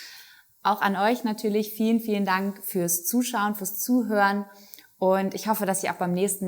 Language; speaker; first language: German; native; German